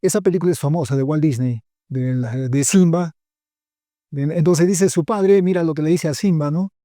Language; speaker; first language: Spanish; native; Spanish